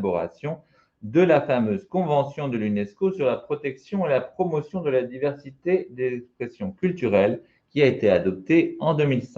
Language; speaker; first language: French; native; French